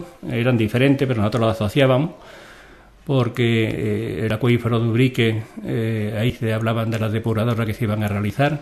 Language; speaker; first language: Spanish; native; Spanish